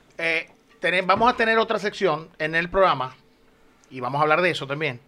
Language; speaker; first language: Spanish; native; Spanish